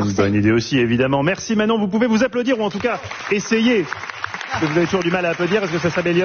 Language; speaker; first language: French; native; French